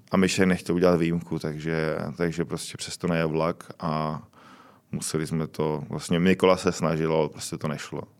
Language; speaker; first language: Czech; native; Czech